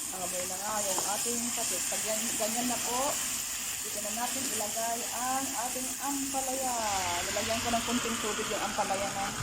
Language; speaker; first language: Filipino; non-native, local second language; Iloko